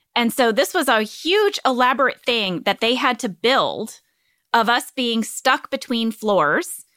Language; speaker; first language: English; native; English